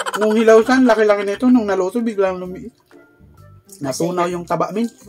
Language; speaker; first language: Filipino; non-native, local second language; Waray